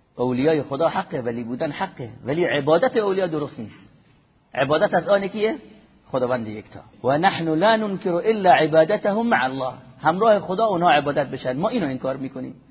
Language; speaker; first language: Persian; native; Persian